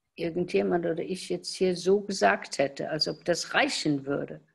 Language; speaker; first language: German; non-native, local second language; Luxembourgish